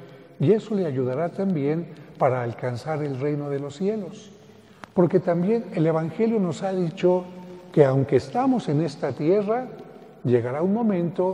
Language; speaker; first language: Spanish; native; Spanish